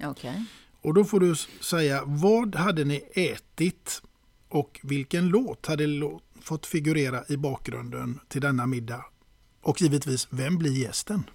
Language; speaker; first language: Swedish; native; Swedish